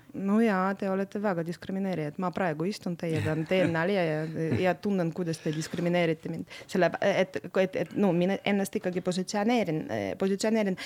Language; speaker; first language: Estonian; non-native, local second language; Russian